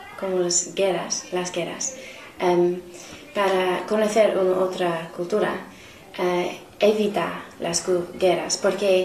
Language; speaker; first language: Spanish; non-native, learner; English